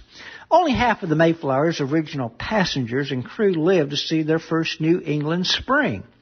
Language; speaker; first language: English; native; English